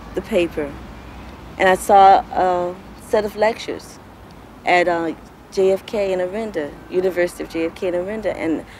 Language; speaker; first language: English; native; English